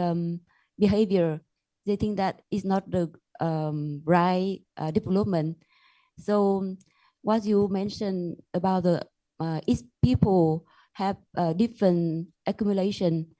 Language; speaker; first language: English; non-native, learner; Vietnamese